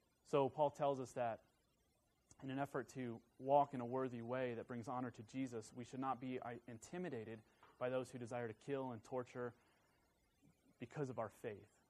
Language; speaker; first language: English; native; English